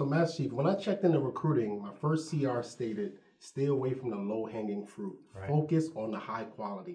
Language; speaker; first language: English; native; English